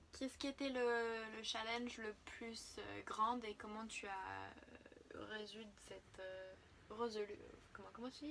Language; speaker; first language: French; non-native, fluent; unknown